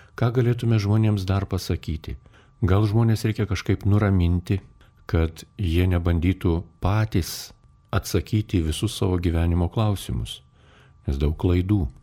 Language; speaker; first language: Lithuanian; native; Lithuanian